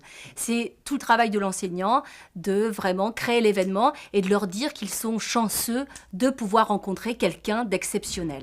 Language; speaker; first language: French; native; French